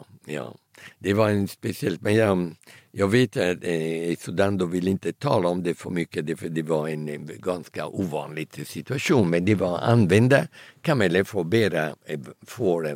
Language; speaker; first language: Swedish; early bilingual, heritage; Italian